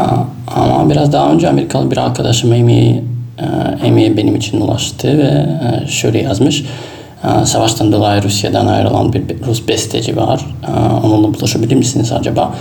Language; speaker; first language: Turkish; non-native, fluent; Russian